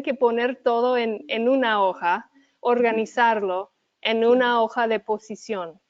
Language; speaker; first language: Spanish; early bilingual, heritage; Spanish